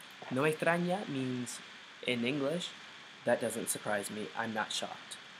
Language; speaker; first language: English; native; English